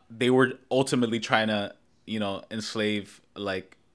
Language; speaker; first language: English; native; English